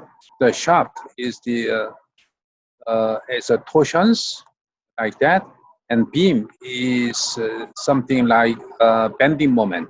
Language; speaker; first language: English; non-native, fluent; Korean